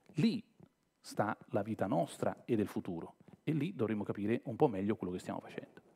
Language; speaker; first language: Italian; native; Italian